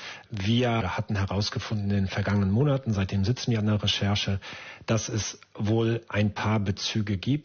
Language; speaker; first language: German; native; German